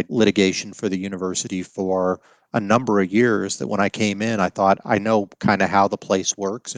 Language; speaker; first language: English; native; English